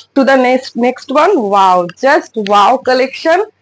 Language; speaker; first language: Hindi; non-native, local second language; Bangla